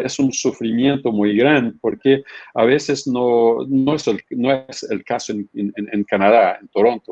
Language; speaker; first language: Spanish; non-native, fluent; Portuguese